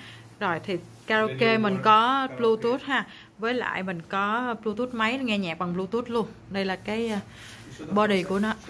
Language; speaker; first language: Vietnamese; native; Vietnamese